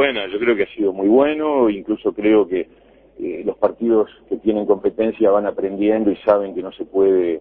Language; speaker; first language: Spanish; native; Spanish